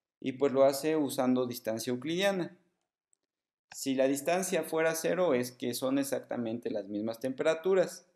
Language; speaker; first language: Spanish; native; Spanish